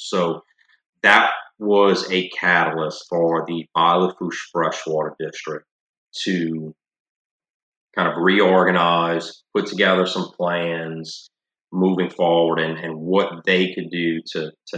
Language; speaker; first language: English; native; English